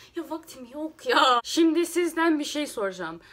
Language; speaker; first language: Turkish; early bilingual, heritage; Turkish